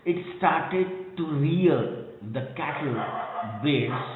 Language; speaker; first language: English; non-native, local second language; Marathi